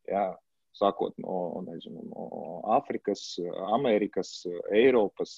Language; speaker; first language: Latvian; non-native, local second language; Russian